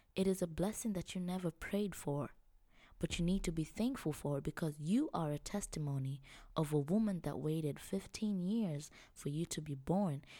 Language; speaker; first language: English; non-native, local second language; Swahili